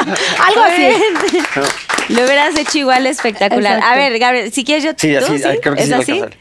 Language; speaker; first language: Spanish; non-native, fluent; Russian